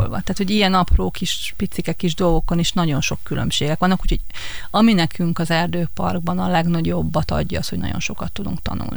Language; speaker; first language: Hungarian; native; Hungarian